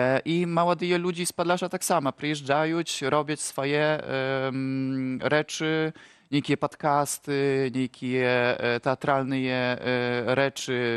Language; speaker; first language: Polish; non-native, local second language; Ukrainian